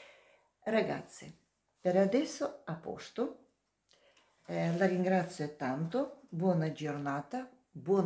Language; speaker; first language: Italian; non-native, learner; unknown